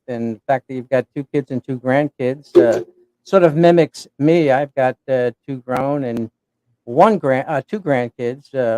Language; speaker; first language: English; native; English